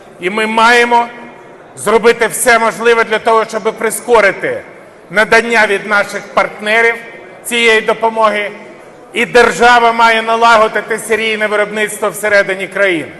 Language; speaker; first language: Ukrainian; native; Ukrainian